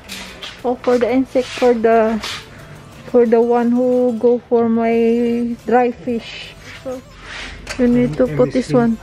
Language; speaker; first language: English; non-native, learner; Filipino